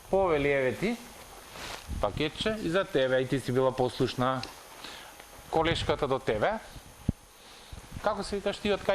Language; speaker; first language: Macedonian; native; Macedonian